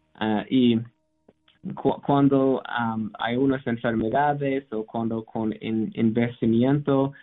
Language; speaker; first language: Spanish; non-native, learner; English